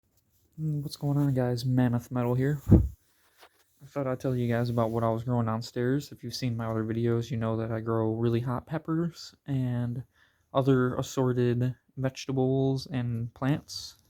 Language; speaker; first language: English; native; English